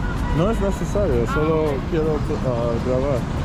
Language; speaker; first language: Spanish; non-native, learner; English